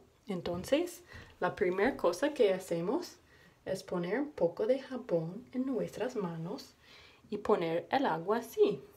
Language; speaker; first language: Spanish; non-native, learner; English